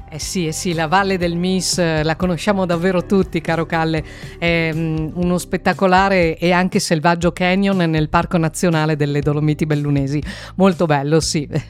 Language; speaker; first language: Italian; native; Italian